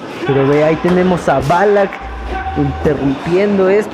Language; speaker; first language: Spanish; native; Spanish